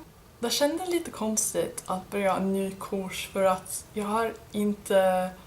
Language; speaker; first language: Swedish; non-native, learner; English